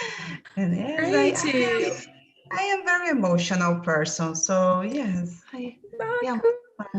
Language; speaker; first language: English; non-native, learner; Portuguese